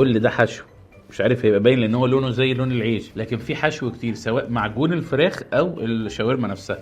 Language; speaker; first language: Arabic; native; Arabic